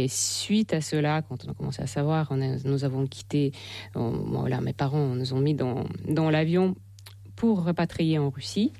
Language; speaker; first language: French; non-native, fluent; Russian